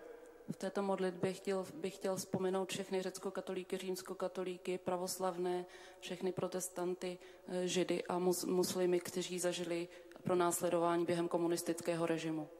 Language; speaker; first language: Czech; non-native, fluent; Ukrainian